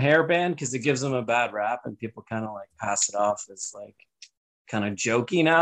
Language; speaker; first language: English; native; English